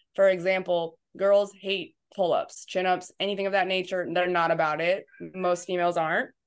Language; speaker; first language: English; native; English